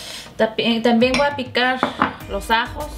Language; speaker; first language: Spanish; non-native, fluent; Korean